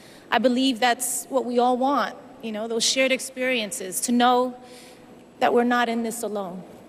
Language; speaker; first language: English; early bilingual, other home language; Spanish